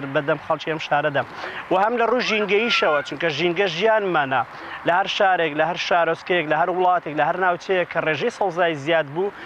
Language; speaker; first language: Central Kurdish; native; Central Kurdish